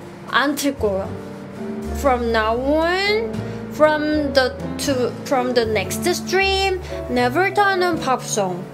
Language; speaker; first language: English; non-native, learner; Korean